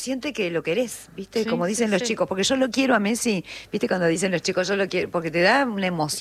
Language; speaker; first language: Spanish; native; Spanish